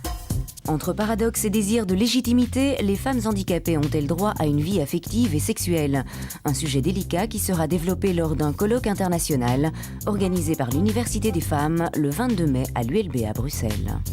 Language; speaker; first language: French; native; French